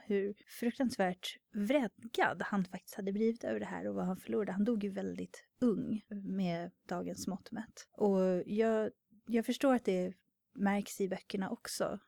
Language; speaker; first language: Swedish; native; Swedish